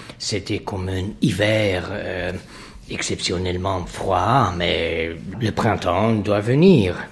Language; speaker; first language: French; non-native, fluent; Hungarian